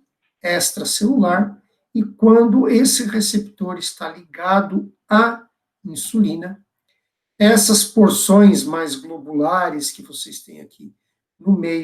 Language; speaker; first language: Portuguese; native; Portuguese